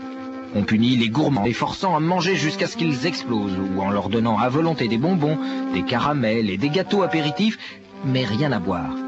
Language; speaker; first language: French; native; French